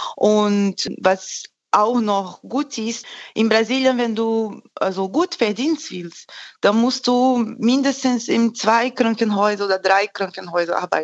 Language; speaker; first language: German; non-native, fluent; Portuguese